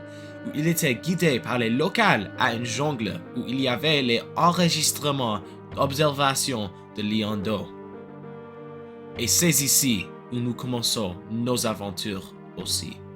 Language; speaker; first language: French; non-native, learner; English